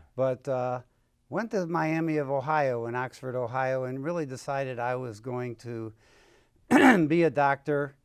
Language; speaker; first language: English; native; English